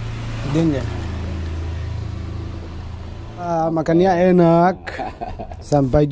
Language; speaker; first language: Indonesian; non-native, learner; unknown